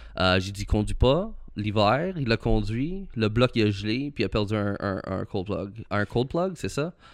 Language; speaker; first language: French; early bilingual, heritage; French